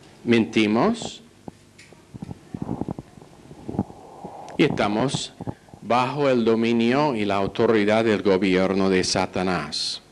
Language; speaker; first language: Spanish; non-native, fluent; English